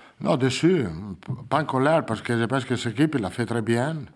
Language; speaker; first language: French; non-native, learner; Italian